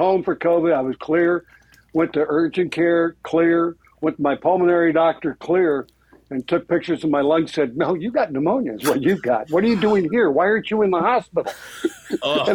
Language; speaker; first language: English; native; English